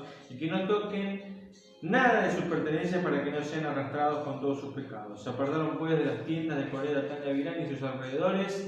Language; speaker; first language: Spanish; native; Spanish